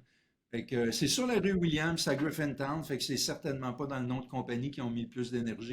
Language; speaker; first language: French; native; French